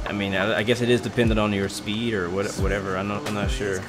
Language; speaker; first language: English; native; English